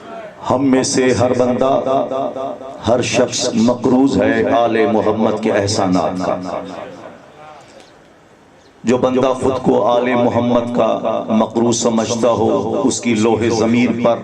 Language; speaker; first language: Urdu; non-native, local second language; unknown